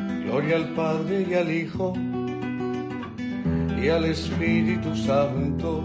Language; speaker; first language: Spanish; native; Spanish